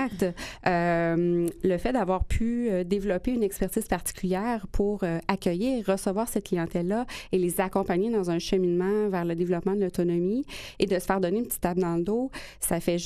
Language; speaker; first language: French; native; French